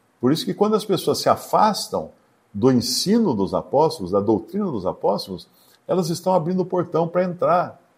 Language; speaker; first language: Portuguese; native; Portuguese